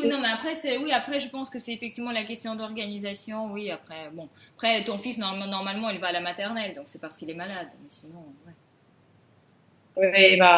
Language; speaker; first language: French; non-native, fluent; Russian